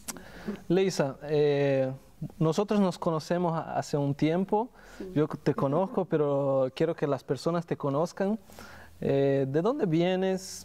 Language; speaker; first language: Spanish; non-native, fluent; Portuguese